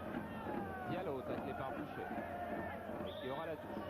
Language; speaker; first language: French; native; French